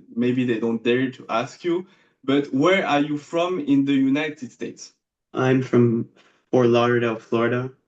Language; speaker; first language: English; non-native, fluent; French